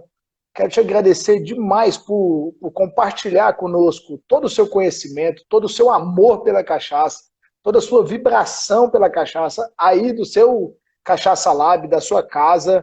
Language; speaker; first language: Portuguese; native; Portuguese